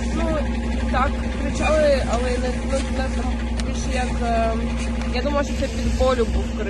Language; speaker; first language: Ukrainian; non-native, local second language; Russian